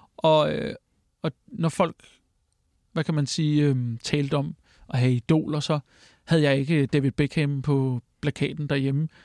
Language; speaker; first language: Danish; native; Danish